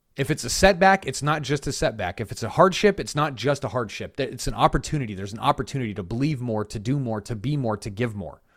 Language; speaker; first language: English; native; English